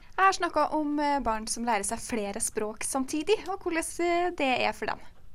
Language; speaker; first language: Norwegian; native; Norwegian